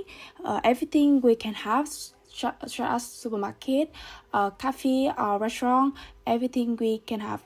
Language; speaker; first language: English; non-native, learner; Vietnamese